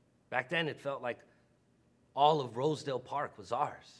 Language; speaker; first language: English; early bilingual, other home language; Spanish